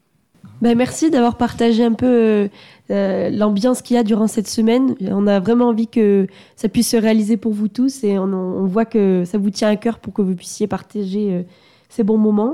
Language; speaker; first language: French; native; French